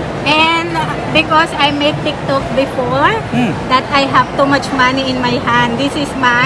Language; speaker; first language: English; non-native, local second language; Filipino